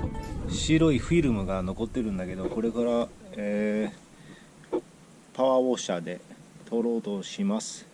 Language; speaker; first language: Japanese; non-native, fluent; English